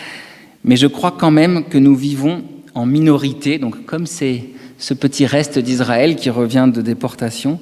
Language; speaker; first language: French; native; French